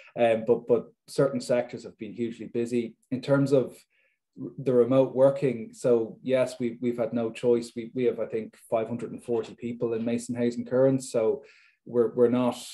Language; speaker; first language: English; native; English